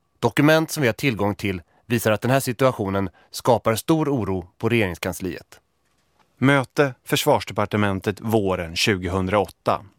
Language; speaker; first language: Swedish; native; Swedish